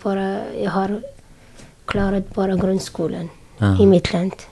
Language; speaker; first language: Swedish; non-native, learner; Syriac